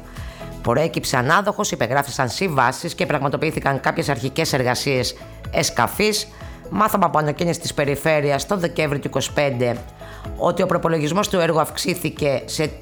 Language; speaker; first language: Greek; native; Greek